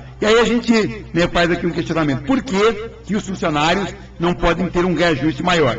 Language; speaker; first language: Portuguese; native; Portuguese